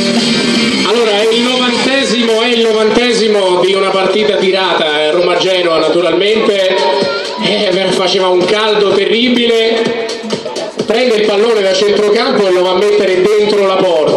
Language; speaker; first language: Italian; native; Italian